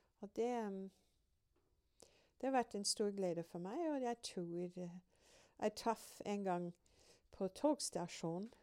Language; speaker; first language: Norwegian; non-native, fluent; English